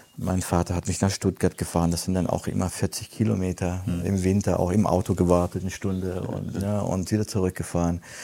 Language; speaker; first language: German; early bilingual, other home language; Italian